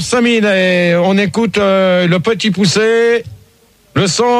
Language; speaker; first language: French; native; French